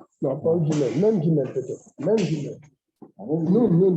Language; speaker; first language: French; native; French